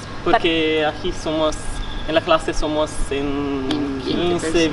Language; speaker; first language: Spanish; non-native, learner; Italian